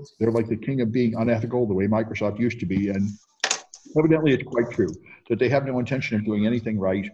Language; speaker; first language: English; native; English